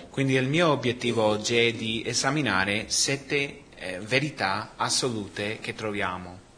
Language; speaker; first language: Italian; non-native, fluent; Spanish